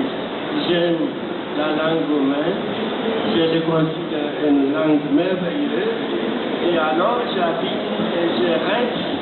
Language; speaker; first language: French; non-native, fluent; Romanian